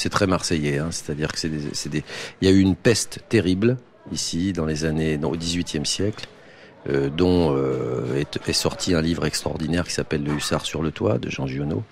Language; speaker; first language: French; native; French